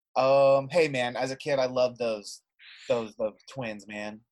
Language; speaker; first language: English; native; English